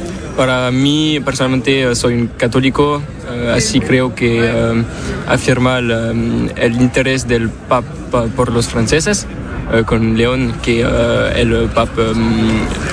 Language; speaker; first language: Spanish; non-native, learner; French